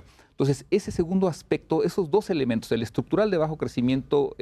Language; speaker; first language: Spanish; native; Spanish